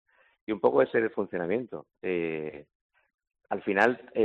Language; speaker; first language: Spanish; native; Spanish